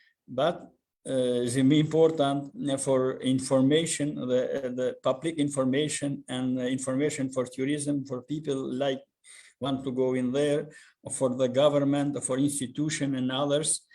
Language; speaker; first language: English; non-native, learner; Albanian